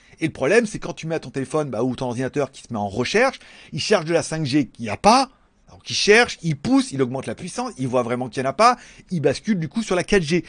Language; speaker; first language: French; native; French